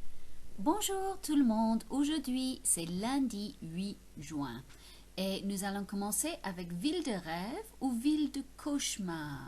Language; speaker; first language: French; non-native, fluent; English